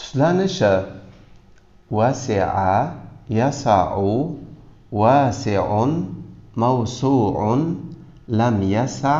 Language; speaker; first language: Arabic; non-native, fluent; Uzbek